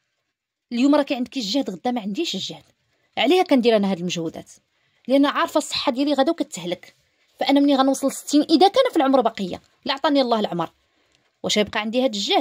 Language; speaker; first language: Arabic; native; Arabic